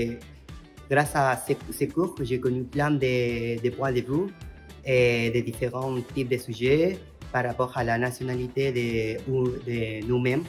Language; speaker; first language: French; non-native, learner; Spanish